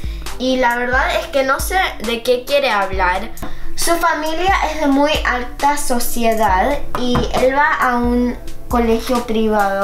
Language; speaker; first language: Spanish; early bilingual, heritage; Spanish